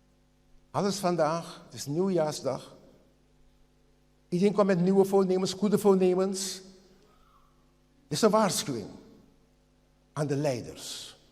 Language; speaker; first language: Dutch; non-native, local second language; Papiamento